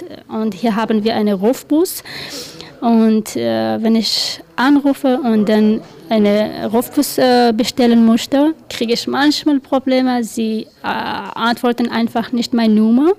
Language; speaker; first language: German; non-native, learner; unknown